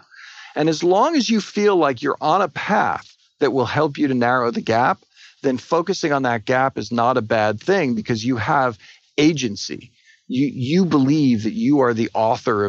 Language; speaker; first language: English; native; English